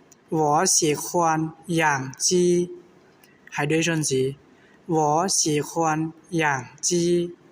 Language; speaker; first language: Chinese; non-native, learner; Hmong